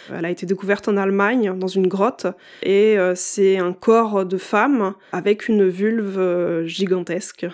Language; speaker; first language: French; native; French